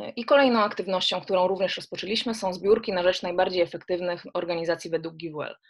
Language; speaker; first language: Polish; native; Polish